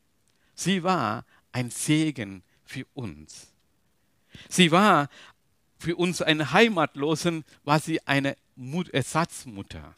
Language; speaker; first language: German; non-native, learner; Tamil